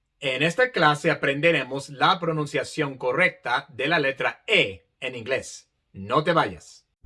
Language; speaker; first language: Spanish; non-native, fluent; English